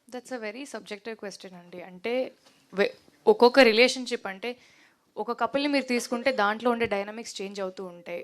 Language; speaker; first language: Telugu; native; Telugu